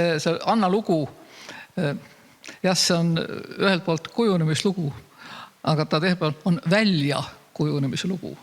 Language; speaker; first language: Estonian; native; Estonian